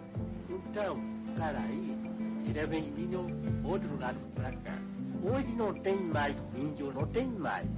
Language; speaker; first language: Portuguese; non-native, local second language; Kayapó